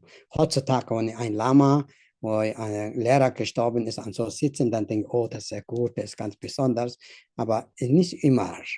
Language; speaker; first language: German; non-native, learner; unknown